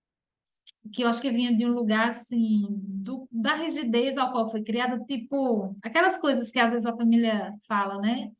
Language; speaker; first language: Portuguese; native; Portuguese